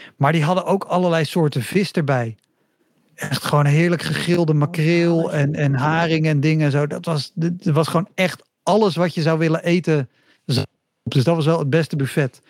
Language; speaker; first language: Dutch; native; Dutch